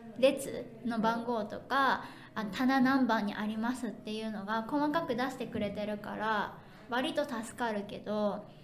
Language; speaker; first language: Japanese; native; Japanese